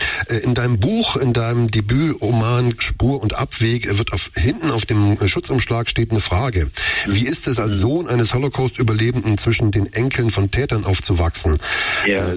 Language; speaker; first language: German; native; German